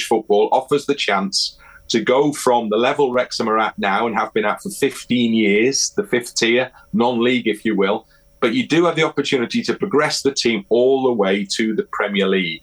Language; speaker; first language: English; native; English